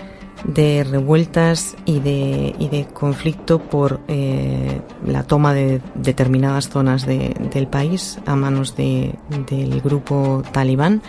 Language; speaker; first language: Spanish; native; Spanish